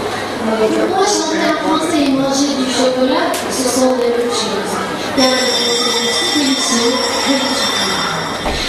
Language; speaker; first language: French; non-native, fluent; Armenian